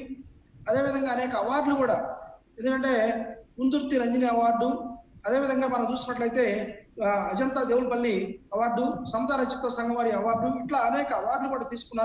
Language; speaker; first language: Telugu; native; Telugu